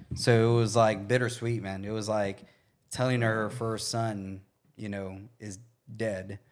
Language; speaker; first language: English; native; English